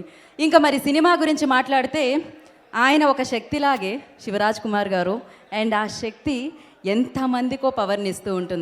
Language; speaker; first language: Telugu; native; Telugu